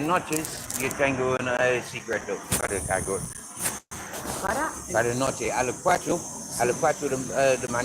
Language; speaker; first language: Spanish; non-native, learner; English